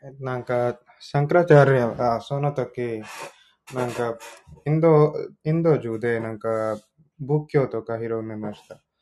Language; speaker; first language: Japanese; non-native, learner; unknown